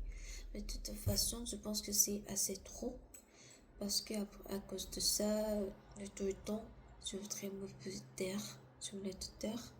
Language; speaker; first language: French; non-native, learner; Korean